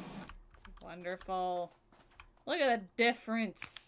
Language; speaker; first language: English; native; English